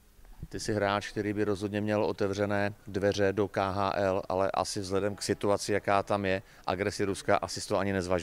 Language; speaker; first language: Czech; native; Czech